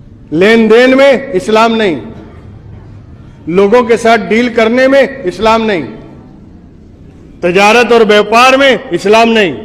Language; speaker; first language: Urdu; native; Urdu